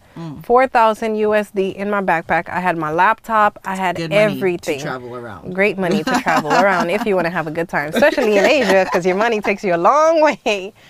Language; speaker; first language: English; early bilingual, other home language; Haitian Creole